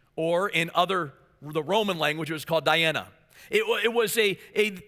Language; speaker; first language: English; native; English